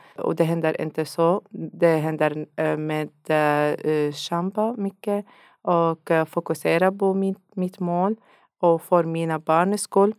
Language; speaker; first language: Swedish; non-native, learner; Arabic